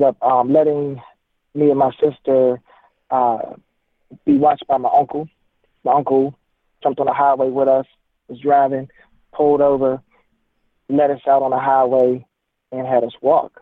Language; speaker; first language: English; native; English